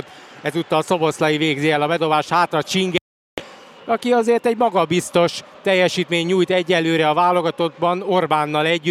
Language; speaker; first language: Hungarian; native; Hungarian